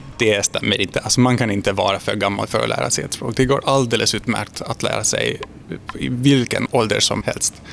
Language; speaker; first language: Swedish; non-native, fluent; Hungarian